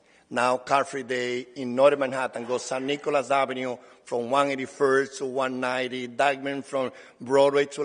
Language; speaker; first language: English; non-native, fluent; Spanish